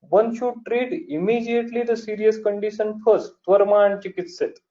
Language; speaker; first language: English; non-native, local second language; Marathi